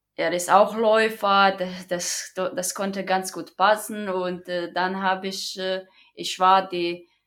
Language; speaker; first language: German; non-native, fluent; Croatian